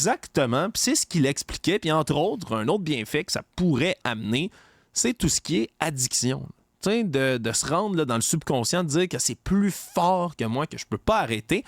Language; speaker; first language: French; native; French